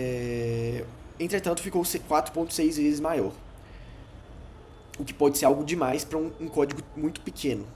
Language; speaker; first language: Portuguese; native; Portuguese